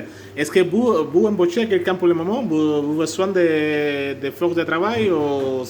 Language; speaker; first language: French; non-native, fluent; Spanish